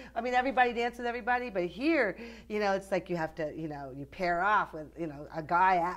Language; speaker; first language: English; native; English